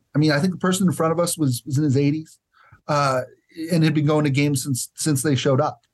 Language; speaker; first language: English; native; English